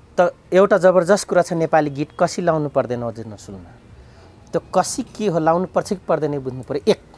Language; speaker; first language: Nepali; non-native, local second language; Dangaura Tharu